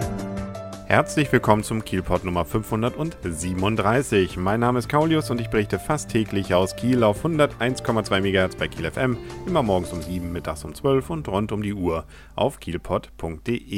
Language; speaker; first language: German; native; German